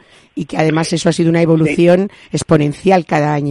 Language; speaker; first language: Spanish; native; Spanish